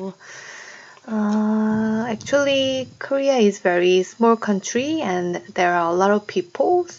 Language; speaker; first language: English; non-native, learner; Korean